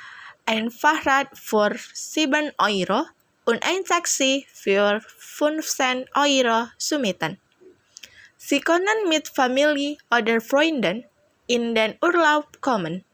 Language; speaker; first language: German; non-native, learner; Indonesian